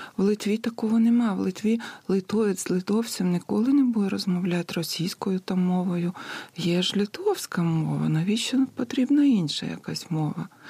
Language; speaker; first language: Ukrainian; non-native, fluent; Lithuanian